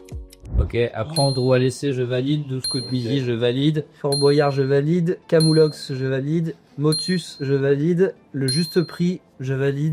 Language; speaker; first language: French; native; French